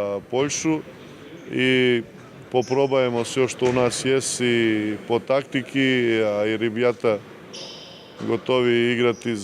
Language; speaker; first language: Russian; non-native, learner; Serbian